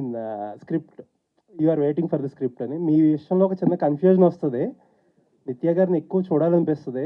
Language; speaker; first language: Telugu; native; Telugu